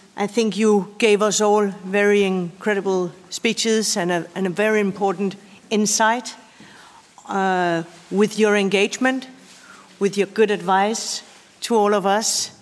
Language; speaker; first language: English; non-native, fluent; Danish